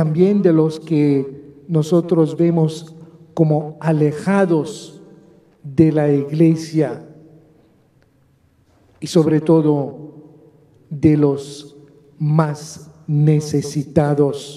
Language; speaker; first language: Spanish; non-native, fluent; Maltese